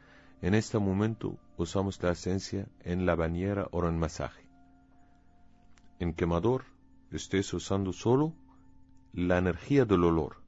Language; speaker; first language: Spanish; non-native, learner; Arabic